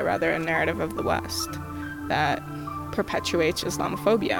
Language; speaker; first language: English; early bilingual, other home language; Arabic